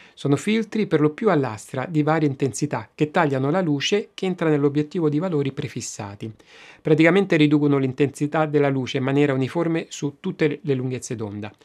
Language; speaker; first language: Italian; native; Italian